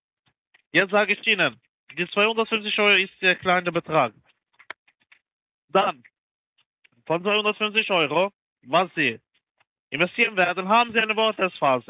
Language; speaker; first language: German; non-native, learner; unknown